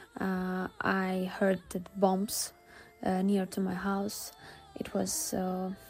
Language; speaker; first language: English; non-native, learner; Ukrainian